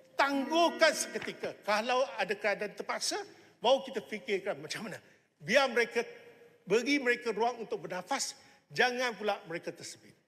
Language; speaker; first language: Malay; non-native, local second language; Chinese